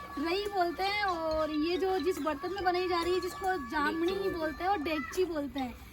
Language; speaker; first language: Hindi; native; Hindi